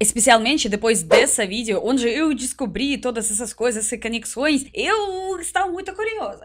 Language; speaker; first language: Portuguese; non-native, learner; Russian